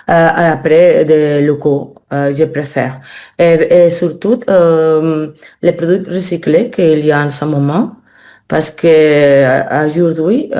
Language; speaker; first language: French; non-native, learner; Spanish